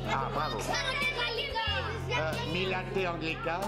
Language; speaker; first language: Greek; non-native, learner; French